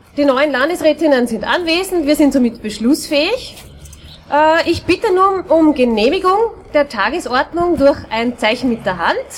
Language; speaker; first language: German; native; German